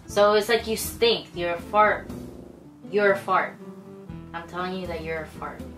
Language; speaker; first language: English; early bilingual, other home language; Spanish